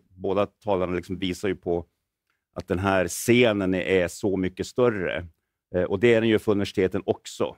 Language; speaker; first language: Swedish; native; Swedish